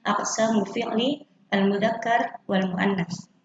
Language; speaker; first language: Arabic; non-native, fluent; Indonesian